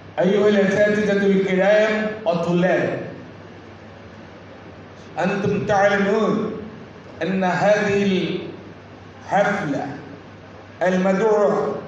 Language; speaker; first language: Arabic; non-native, learner; Bangla